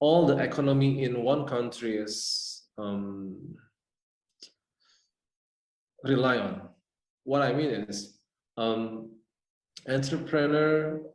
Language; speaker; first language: English; non-native, fluent; Indonesian